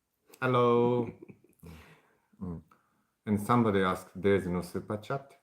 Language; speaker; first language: English; non-native, fluent; Japanese